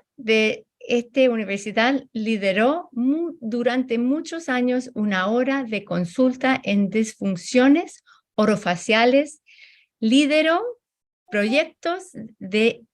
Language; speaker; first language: Spanish; non-native, fluent; English